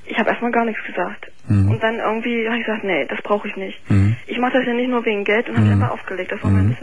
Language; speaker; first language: German; native; German